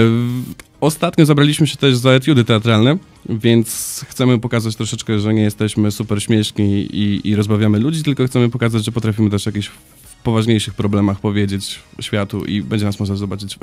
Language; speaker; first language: Polish; native; Polish